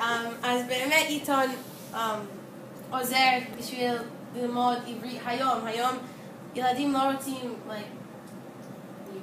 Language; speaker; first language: Hebrew; early bilingual, other home language; English